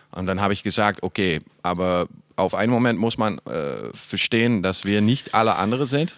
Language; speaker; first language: German; non-native, fluent; Dutch